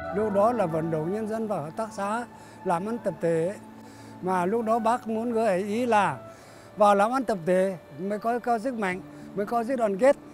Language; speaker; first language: Vietnamese; non-native, local second language; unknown